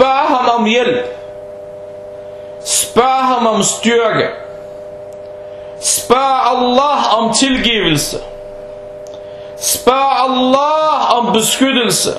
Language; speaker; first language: Danish; early bilingual, heritage; Danish